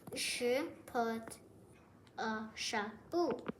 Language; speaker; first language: French; non-native, learner; English